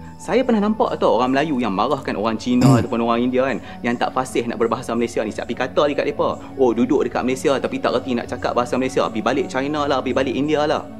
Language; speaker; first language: Malay; native; Malay